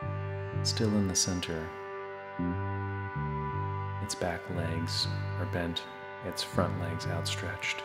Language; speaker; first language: English; native; English